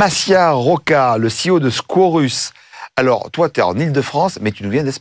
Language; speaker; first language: French; native; French